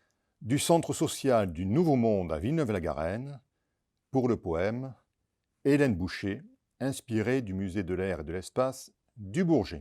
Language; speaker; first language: French; native; French